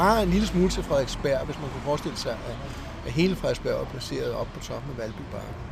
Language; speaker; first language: Danish; native; Danish